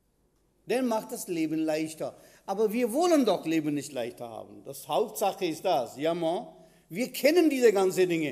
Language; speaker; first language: German; non-native, fluent; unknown